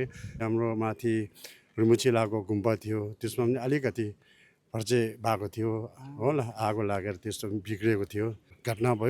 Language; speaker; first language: Nepali; non-native, local second language; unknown